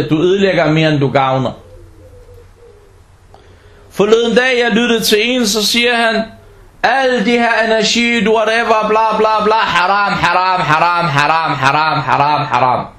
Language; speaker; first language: Danish; early bilingual, other home language; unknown